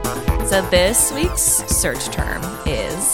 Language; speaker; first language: English; native; English